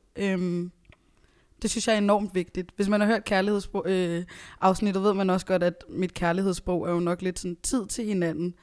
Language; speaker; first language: Danish; early bilingual, other home language; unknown